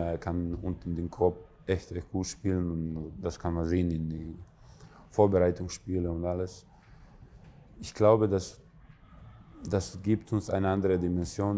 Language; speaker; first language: German; non-native, fluent; Croatian